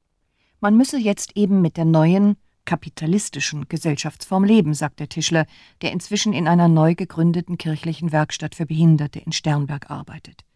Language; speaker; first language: German; native; German